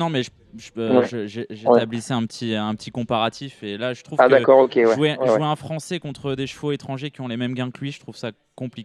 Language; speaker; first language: French; native; French